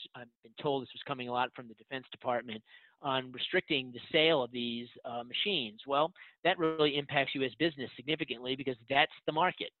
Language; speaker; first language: English; native; English